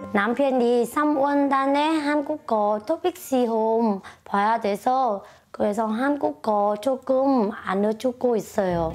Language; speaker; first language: Korean; non-native, fluent; Vietnamese